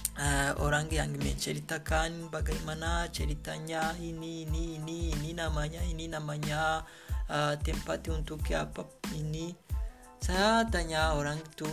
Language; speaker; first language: Indonesian; non-native, learner; Kinyarwanda